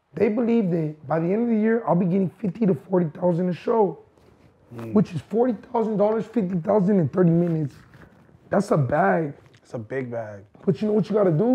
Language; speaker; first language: English; native; English